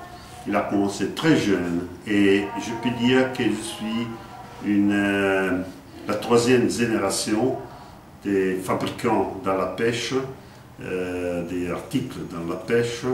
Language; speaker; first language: French; non-native, fluent; Italian